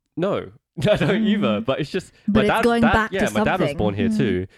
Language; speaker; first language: English; native; English